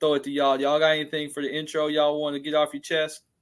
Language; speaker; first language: English; native; English